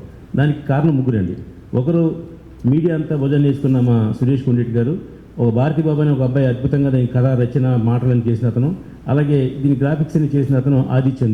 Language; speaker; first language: Telugu; native; Telugu